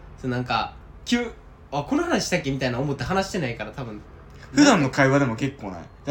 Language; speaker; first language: Japanese; native; Japanese